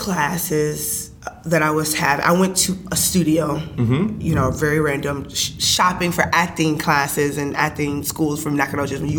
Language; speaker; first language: English; native; English